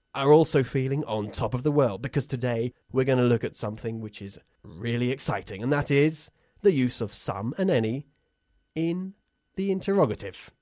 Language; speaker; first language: English; native; English